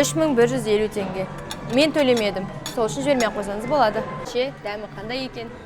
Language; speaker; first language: Kazakh; native; Kazakh